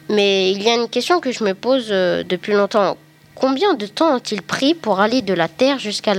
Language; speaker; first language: French; native; French